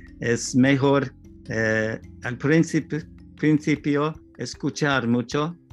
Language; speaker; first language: Spanish; non-native, learner; English